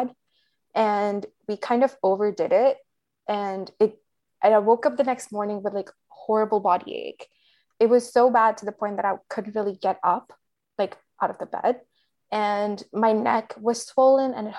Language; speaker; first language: English; non-native, local second language; Hindi